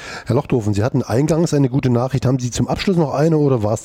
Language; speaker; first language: German; native; German